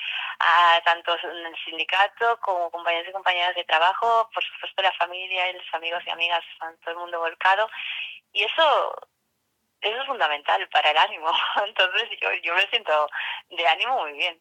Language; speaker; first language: Spanish; native; Spanish